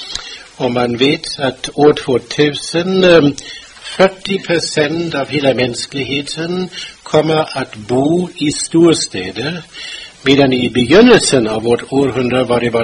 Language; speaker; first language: Swedish; non-native, fluent; German